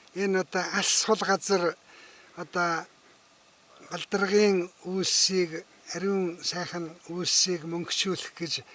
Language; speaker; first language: Mongolian; native; Mongolian